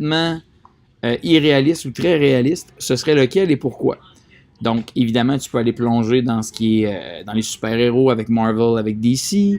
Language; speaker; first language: French; native; French